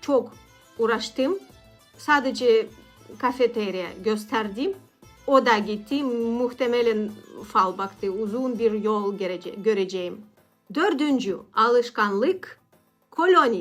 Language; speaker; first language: Turkish; non-native, learner; Russian